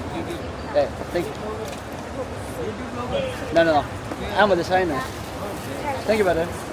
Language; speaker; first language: English; non-native, local second language; Filipino